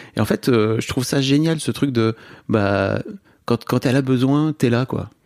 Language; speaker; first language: French; native; French